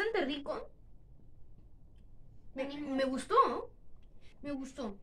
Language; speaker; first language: Spanish; native; Spanish